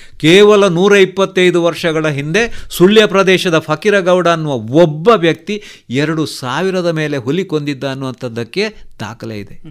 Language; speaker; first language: Kannada; non-native, local second language; Tulu